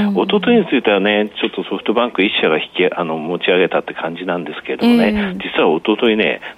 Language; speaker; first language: Japanese; native; Japanese